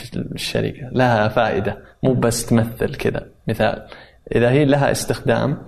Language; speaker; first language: Arabic; native; Arabic